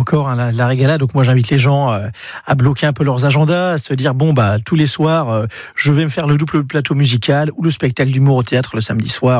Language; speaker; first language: French; native; French